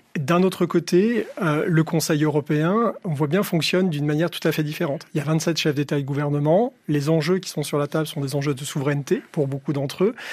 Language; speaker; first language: French; native; French